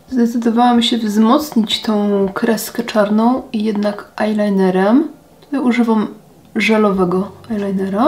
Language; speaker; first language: Polish; native; Polish